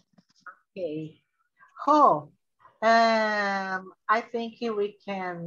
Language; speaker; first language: English; non-native, learner; Portuguese